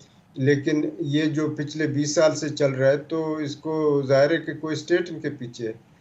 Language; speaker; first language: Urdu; non-native, local second language; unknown